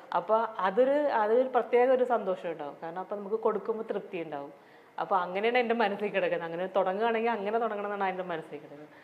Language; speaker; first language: Malayalam; native; Malayalam